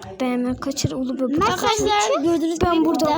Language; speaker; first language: Turkish; native; Turkish